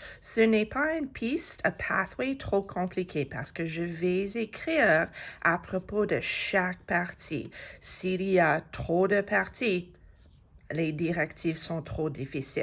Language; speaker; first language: French; non-native, fluent; English